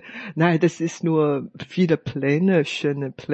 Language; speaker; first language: German; non-native, fluent; Hakka Chinese